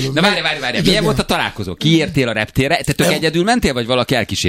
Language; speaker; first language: Hungarian; native; Hungarian